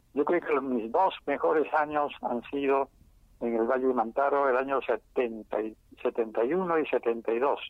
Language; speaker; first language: Spanish; non-native, local second language; Quechua